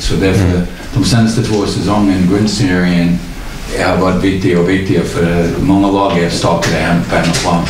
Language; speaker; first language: Swedish; non-native, learner; English